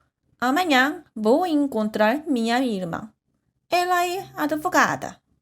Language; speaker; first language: Portuguese; non-native, fluent; Korean